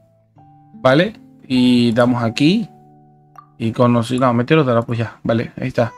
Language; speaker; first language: Spanish; native; Spanish